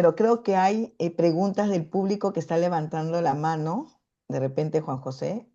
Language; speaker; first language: Spanish; native; Spanish